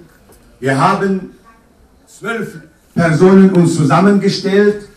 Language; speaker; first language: German; non-native, fluent; Kurdish